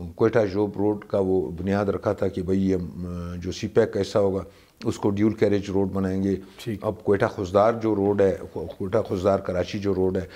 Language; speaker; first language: Urdu; native; Urdu